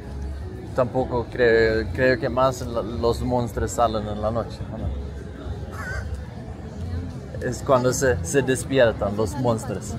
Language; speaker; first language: Spanish; non-native, learner; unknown